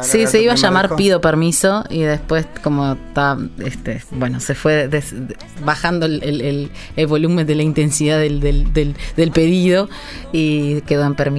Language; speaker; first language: Spanish; native; Spanish